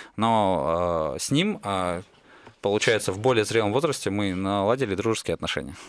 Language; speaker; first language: Russian; native; Russian